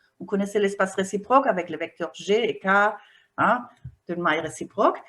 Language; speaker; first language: French; non-native, fluent; German